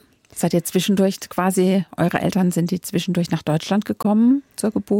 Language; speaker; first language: German; native; German